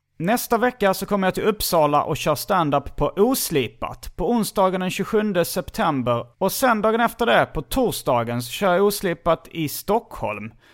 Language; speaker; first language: Swedish; native; Swedish